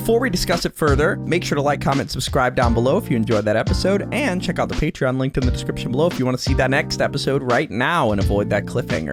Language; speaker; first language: English; native; English